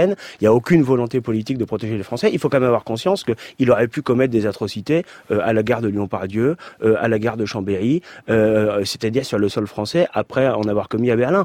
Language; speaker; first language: French; native; French